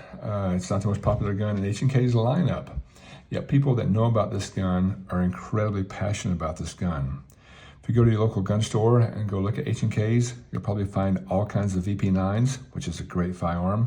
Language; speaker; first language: English; native; English